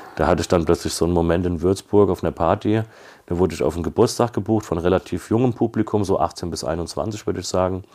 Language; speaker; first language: German; native; German